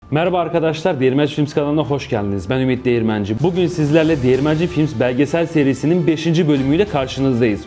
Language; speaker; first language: Turkish; native; Turkish